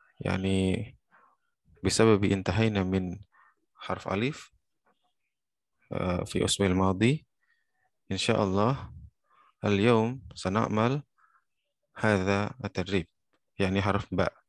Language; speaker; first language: Arabic; non-native, fluent; Indonesian